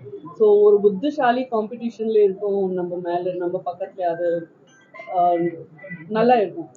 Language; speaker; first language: Tamil; non-native, learner; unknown